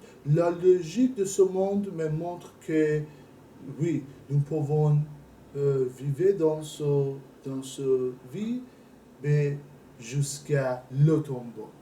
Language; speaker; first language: French; non-native, learner; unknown